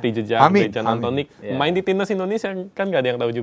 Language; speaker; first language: Indonesian; native; Indonesian